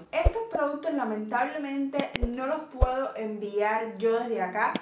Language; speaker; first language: Spanish; native; Spanish